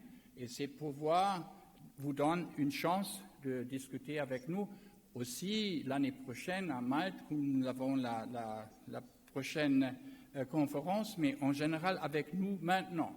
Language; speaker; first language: French; non-native, learner; German